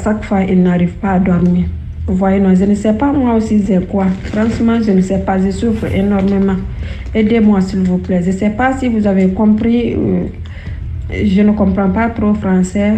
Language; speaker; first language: French; non-native, local second language; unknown